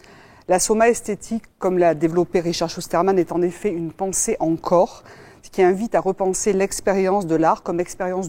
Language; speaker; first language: French; native; French